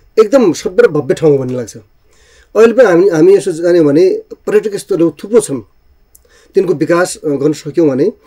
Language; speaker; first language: Nepali; native; Nepali